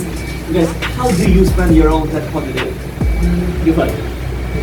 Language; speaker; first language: English; non-native, learner; Russian